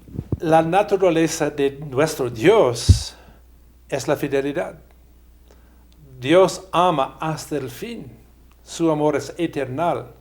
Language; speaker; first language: Spanish; non-native, fluent; English